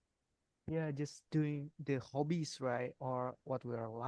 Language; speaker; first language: English; non-native, learner; Indonesian